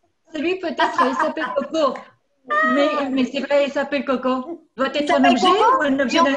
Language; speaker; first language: French; non-native, fluent; Spanish